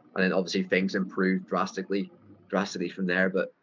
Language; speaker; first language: English; native; English